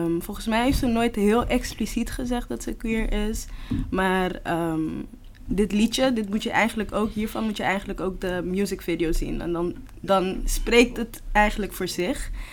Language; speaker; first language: Dutch; non-native, local second language; Papiamento